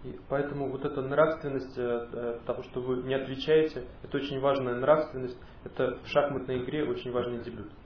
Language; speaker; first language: Russian; native; Russian